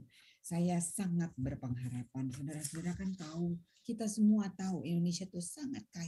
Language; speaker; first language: Indonesian; native; Indonesian